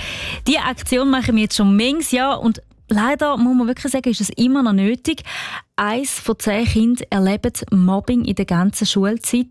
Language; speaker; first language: German; native; German